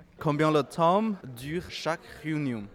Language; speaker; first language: French; non-native, learner; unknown